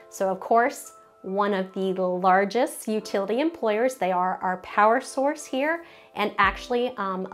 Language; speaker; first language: English; native; English